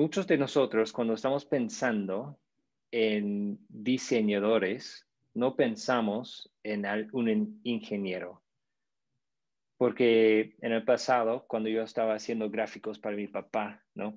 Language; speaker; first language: Spanish; non-native, fluent; English